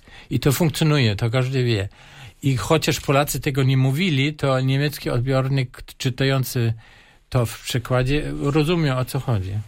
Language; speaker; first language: Polish; non-native, fluent; German